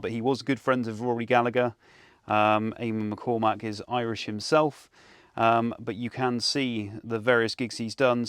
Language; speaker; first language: English; native; English